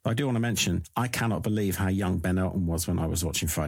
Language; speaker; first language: English; native; English